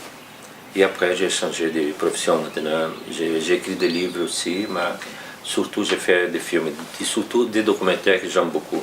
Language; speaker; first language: French; non-native, fluent; Portuguese